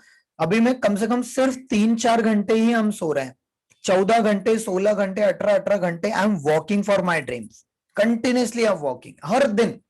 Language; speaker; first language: Hindi; native; Hindi